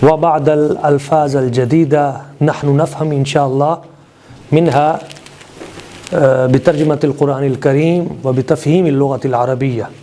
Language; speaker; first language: Arabic; non-native, local second language; Urdu